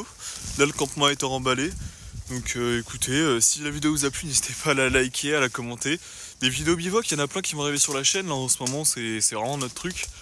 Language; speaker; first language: French; native; French